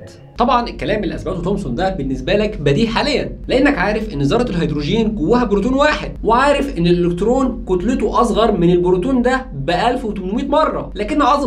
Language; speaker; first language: Arabic; native; Arabic